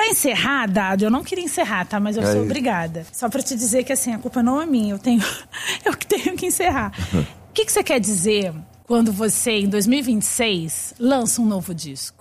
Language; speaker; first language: Portuguese; native; Portuguese